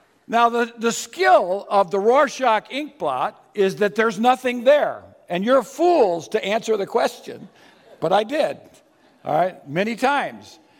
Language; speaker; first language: English; native; English